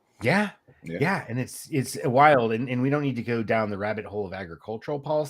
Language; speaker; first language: English; native; English